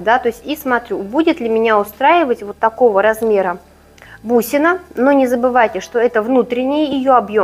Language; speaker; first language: Russian; native; Russian